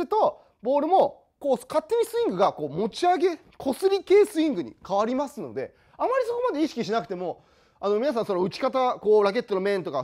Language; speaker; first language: Japanese; native; Japanese